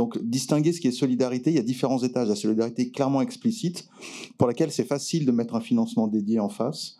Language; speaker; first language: French; native; French